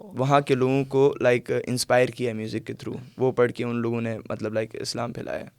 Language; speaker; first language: Urdu; non-native, local second language; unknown